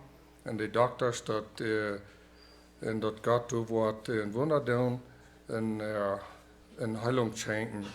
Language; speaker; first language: German; early bilingual, heritage; Plautdietsch